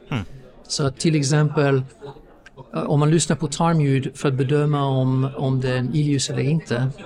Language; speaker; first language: Swedish; non-native, fluent; English